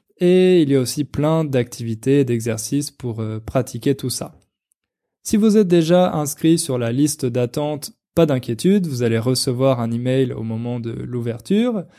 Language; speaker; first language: French; native; French